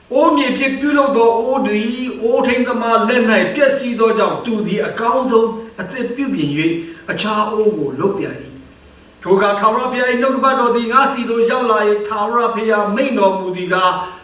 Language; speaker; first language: Burmese; non-native, local second language; Karen languages